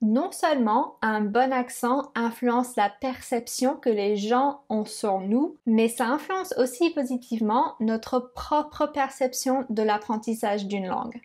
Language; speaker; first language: French; non-native, fluent; English